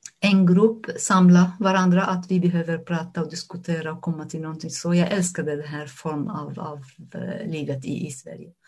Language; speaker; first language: Swedish; non-native, fluent; Arabic